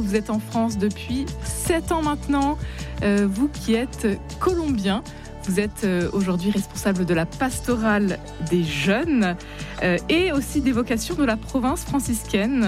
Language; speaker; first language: French; native; French